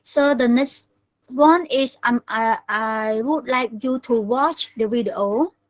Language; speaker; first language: English; non-native, learner; Khmer